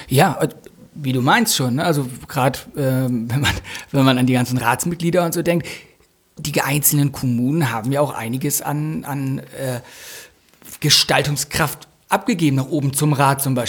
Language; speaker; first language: German; native; German